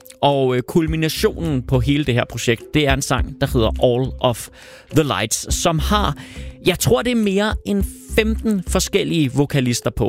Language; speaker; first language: Danish; native; Danish